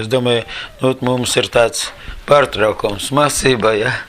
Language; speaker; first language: Latvian; non-native, learner; Russian